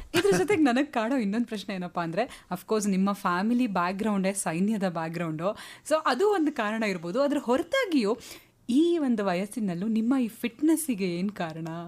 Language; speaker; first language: Kannada; native; Kannada